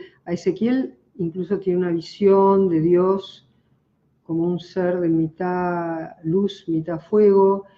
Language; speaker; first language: Spanish; native; Spanish